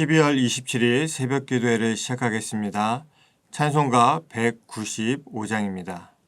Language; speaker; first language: Korean; native; Korean